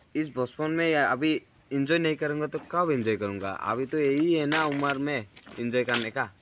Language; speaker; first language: Hindi; non-native, local second language; Assamese